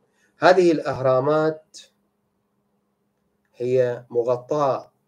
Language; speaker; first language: Arabic; native; Arabic